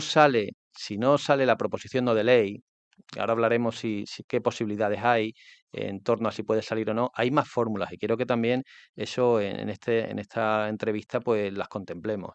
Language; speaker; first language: Spanish; native; Spanish